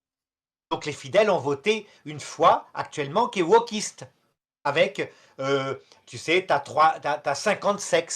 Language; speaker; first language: French; native; French